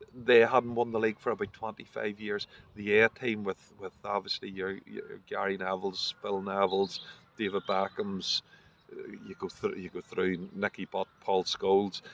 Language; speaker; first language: English; native; English